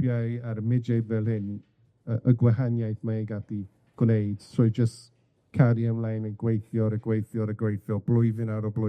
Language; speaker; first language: Welsh; non-native, fluent; English